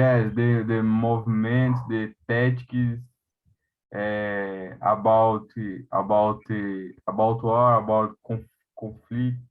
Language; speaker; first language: English; non-native, learner; Portuguese